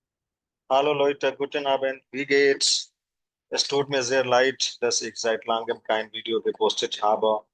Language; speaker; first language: German; non-native, fluent; Hindi